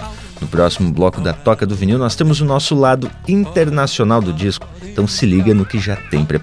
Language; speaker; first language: Portuguese; native; Portuguese